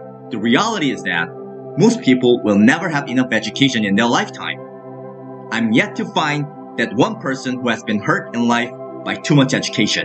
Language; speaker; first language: English; non-native, fluent; Korean